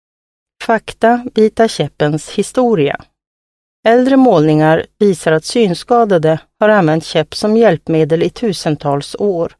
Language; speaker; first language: Swedish; native; Swedish